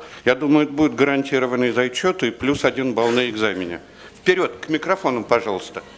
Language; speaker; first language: Russian; native; Russian